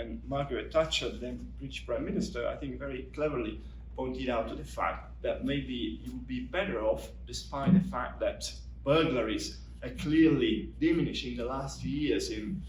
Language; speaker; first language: English; non-native, fluent; Italian